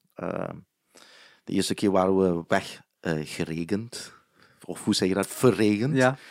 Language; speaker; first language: Dutch; non-native, fluent; English